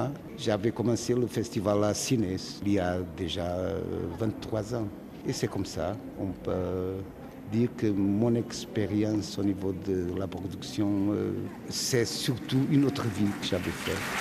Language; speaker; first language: French; non-native, fluent; Portuguese